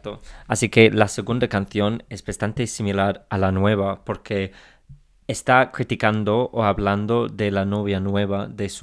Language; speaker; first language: Spanish; non-native, fluent; English